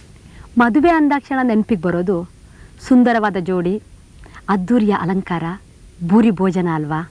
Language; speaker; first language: Kannada; native; Kannada